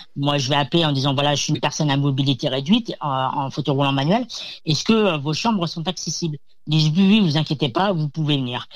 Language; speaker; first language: French; native; French